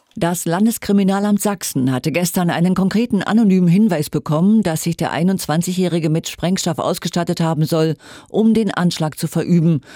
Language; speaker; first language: German; native; German